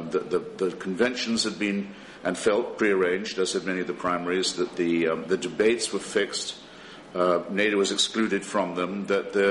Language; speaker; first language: English; native; English